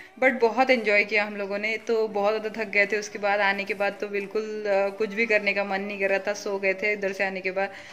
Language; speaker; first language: Hindi; non-native, local second language; Marathi